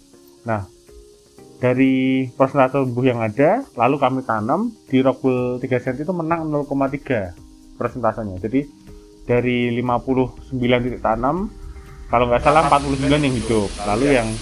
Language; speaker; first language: Indonesian; native; Indonesian